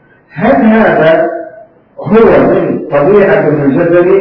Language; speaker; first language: Arabic; native; Arabic